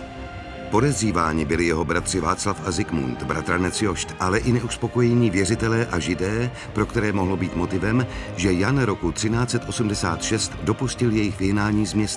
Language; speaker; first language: Czech; native; Czech